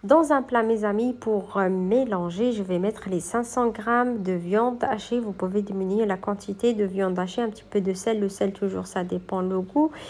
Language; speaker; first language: French; non-native, local second language; Arabic